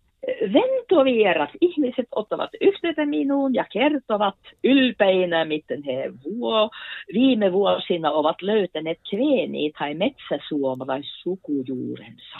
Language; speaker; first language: Finnish; non-native, fluent; Norwegian